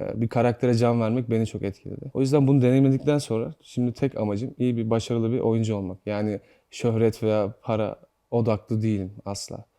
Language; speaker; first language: Turkish; native; Turkish